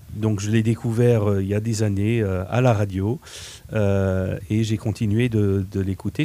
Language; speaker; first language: French; non-native, fluent; English